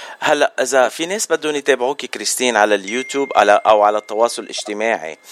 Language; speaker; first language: Arabic; native; Arabic